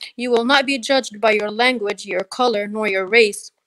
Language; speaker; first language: English; native; English